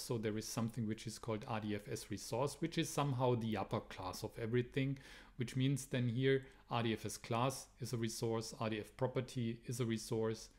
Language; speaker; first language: English; non-native, fluent; German